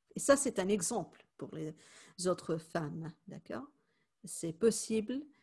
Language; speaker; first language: French; non-native, fluent; Spanish